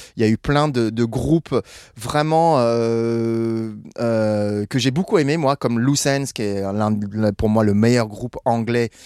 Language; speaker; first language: French; non-native, fluent; English